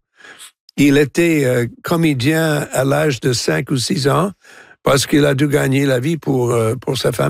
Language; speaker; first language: French; non-native, local second language; English